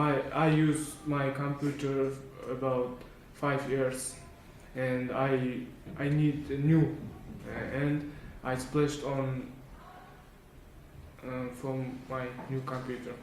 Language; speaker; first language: English; non-native, learner; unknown